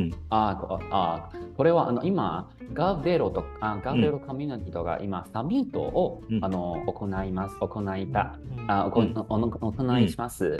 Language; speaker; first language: Japanese; non-native, learner; Chinese